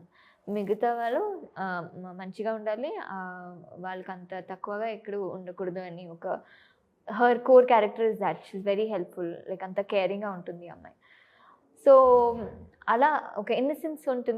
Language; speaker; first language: Telugu; non-native, fluent; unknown